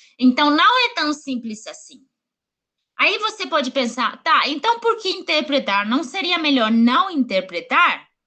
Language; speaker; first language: Portuguese; non-native, fluent; Spanish